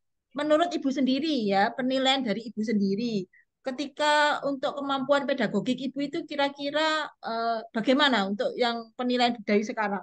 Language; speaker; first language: Indonesian; native; Indonesian